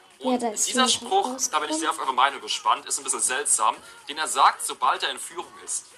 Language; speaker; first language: German; native; German